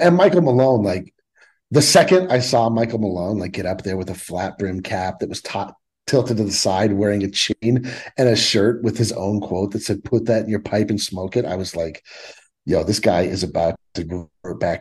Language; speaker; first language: English; native; English